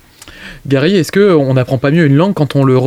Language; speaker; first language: French; native; French